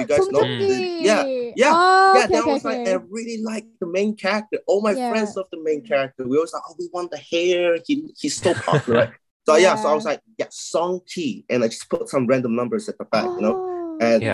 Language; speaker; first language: English; non-native, local second language; Chinese